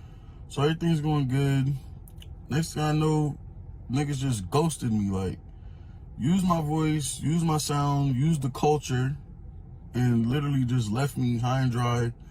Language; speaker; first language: English; native; English